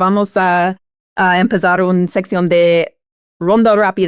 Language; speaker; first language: Spanish; non-native, fluent; English